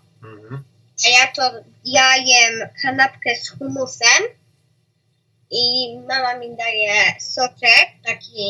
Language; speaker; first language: Polish; early bilingual, heritage; Polish